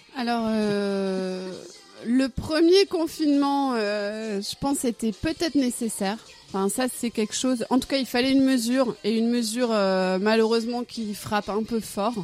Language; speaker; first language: French; native; French